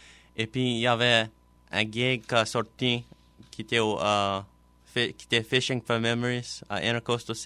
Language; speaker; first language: French; non-native, local second language; English